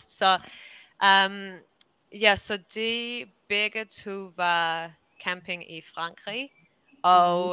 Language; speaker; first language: Danish; early bilingual, heritage; English